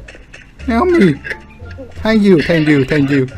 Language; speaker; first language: English; non-native, learner; Vietnamese